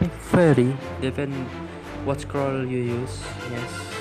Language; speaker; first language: English; non-native, learner; Indonesian